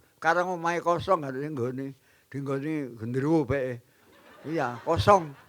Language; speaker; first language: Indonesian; non-native, local second language; Javanese